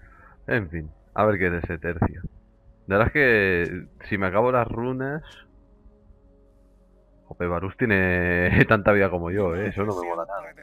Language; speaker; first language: Spanish; native; Spanish